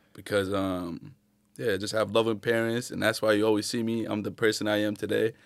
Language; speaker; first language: English; early bilingual, other home language; Arabic